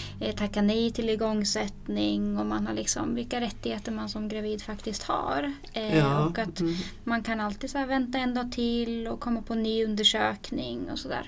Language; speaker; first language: Swedish; native; Swedish